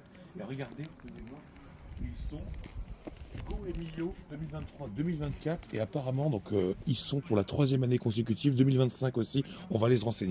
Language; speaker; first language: French; native; French